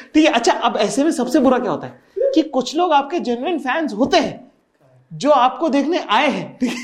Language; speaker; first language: Hindi; native; Hindi